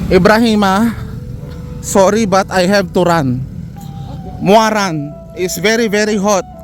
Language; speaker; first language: English; non-native, learner; Filipino